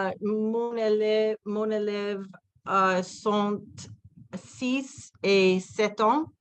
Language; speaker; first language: French; non-native, learner; English